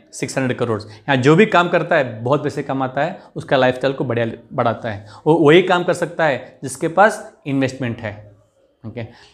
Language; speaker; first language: Hindi; non-native, local second language; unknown